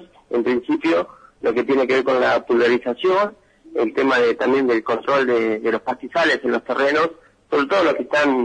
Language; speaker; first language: Spanish; native; Spanish